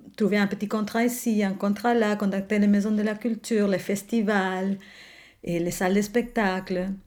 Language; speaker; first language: French; non-native, fluent; Spanish